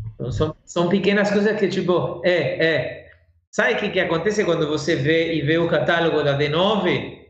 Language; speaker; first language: Portuguese; non-native, fluent; Spanish